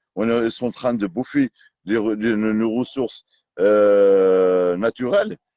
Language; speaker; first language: French; non-native, local second language; Kabyle